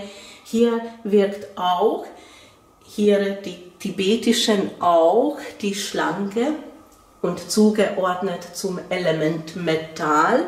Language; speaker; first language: German; non-native, fluent; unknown